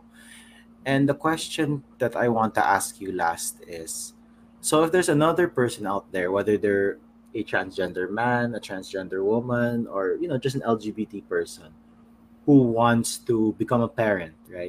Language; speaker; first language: English; non-native, local second language; Filipino